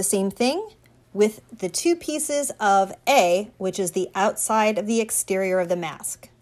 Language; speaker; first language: English; native; English